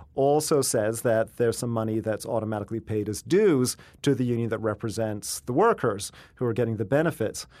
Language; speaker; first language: English; native; English